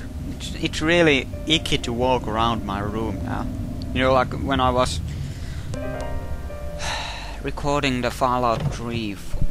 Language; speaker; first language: English; native; English